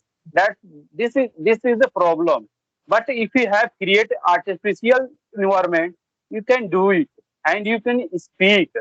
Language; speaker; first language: English; non-native, learner; Bhojpuri